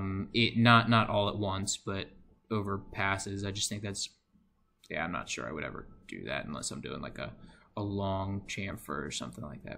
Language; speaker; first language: English; native; English